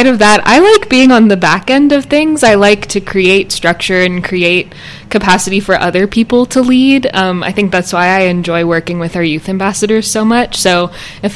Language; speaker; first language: English; native; English